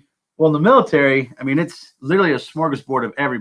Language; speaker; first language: English; native; English